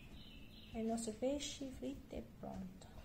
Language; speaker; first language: Italian; non-native, learner; Filipino